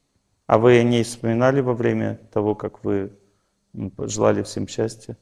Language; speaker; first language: Russian; native; Russian